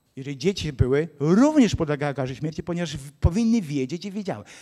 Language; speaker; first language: Polish; native; Polish